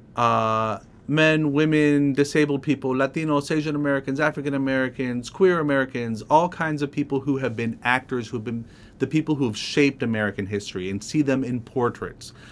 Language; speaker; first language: English; native; English